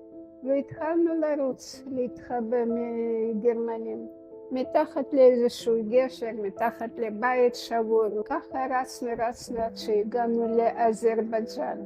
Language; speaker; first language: Hebrew; non-native, fluent; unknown